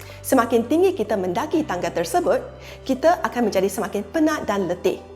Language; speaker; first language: Malay; non-native, local second language; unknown